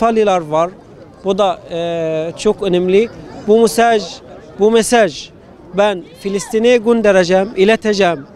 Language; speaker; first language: Turkish; non-native, fluent; Arabic